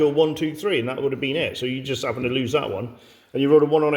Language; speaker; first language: English; native; English